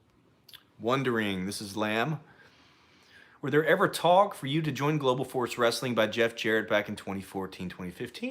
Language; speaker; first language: English; native; English